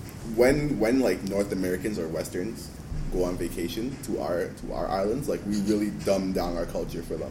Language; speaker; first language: English; native; English